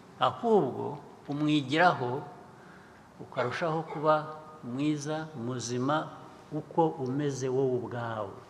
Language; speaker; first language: Kinyarwanda; early bilingual, heritage; Kinyarwanda